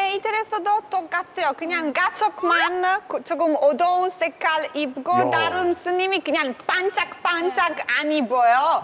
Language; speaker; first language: Korean; non-native, learner; Italian